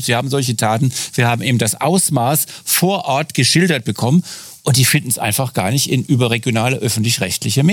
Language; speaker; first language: German; native; German